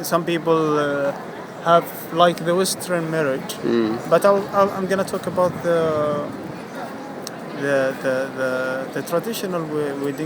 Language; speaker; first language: English; non-native, fluent; Arabic